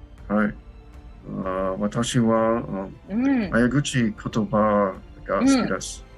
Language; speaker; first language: Japanese; non-native, learner; English